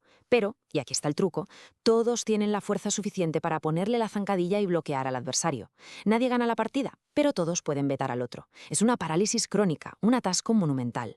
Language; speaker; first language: Spanish; native; Spanish